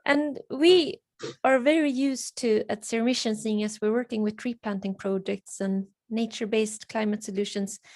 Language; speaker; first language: English; non-native, fluent; Swedish